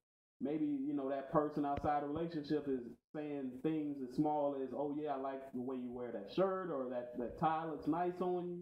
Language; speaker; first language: English; native; English